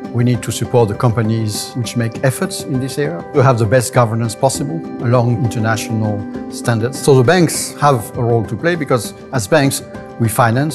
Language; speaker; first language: English; non-native, fluent; French